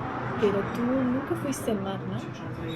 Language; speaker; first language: Spanish; non-native, fluent; Italian